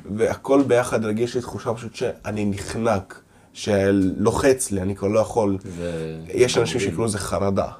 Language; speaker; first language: Hebrew; non-native, local second language; Russian